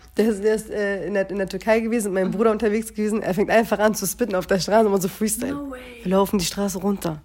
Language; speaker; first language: German; early bilingual, other home language; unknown